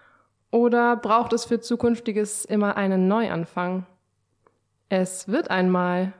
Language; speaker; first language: German; native; German